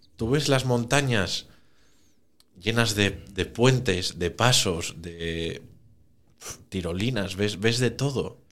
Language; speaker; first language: Spanish; native; Spanish